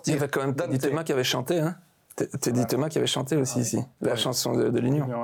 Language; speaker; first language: French; native; French